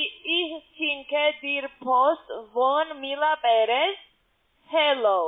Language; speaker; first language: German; non-native, learner; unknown